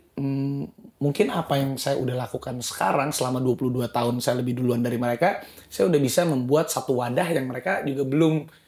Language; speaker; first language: Indonesian; native; Indonesian